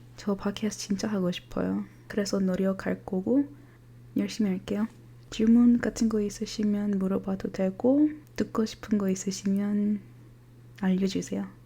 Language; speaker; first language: Korean; non-native, fluent; English